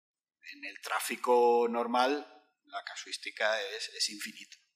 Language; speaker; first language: Spanish; native; Spanish